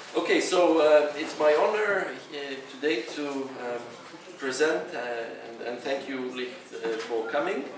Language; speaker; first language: English; non-native, fluent; Lithuanian